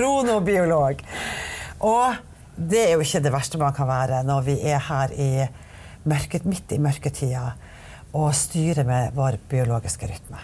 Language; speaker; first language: Norwegian; native; Norwegian